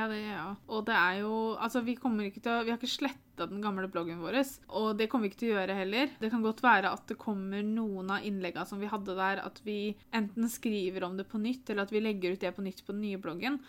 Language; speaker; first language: Norwegian; native; Norwegian